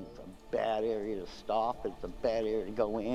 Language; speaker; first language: English; native; English